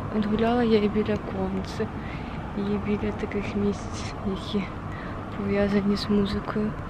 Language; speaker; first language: Ukrainian; non-native, local second language; Russian